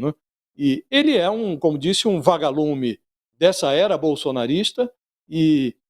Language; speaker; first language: Portuguese; native; Portuguese